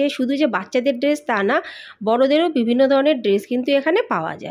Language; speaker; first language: Bangla; native; Bangla